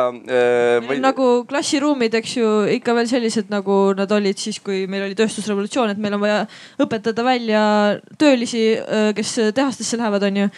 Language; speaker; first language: Estonian; native; Estonian